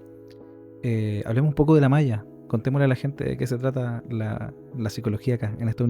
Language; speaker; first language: Spanish; native; Spanish